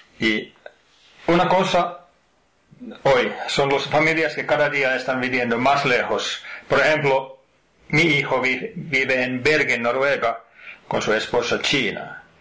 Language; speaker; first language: Spanish; non-native, fluent; Finnish